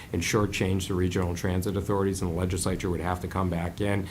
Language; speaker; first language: English; native; English